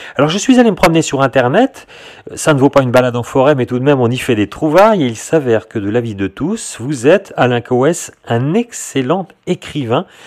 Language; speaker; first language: French; native; French